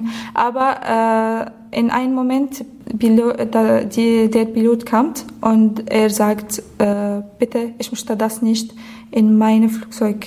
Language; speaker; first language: German; non-native, learner; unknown